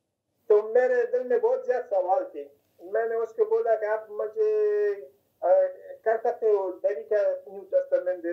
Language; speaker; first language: Hindi; non-native, fluent; Persian